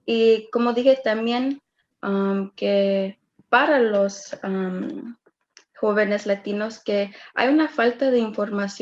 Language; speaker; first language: Spanish; early bilingual, heritage; Spanish